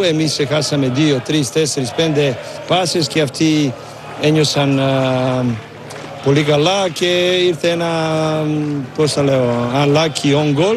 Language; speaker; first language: Greek; non-native, learner; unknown